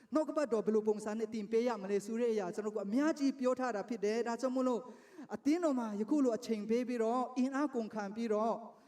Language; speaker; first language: Burmese; non-native, local second language; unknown